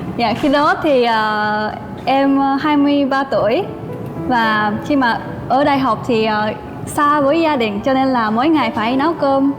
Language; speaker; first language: Vietnamese; non-native, learner; Japanese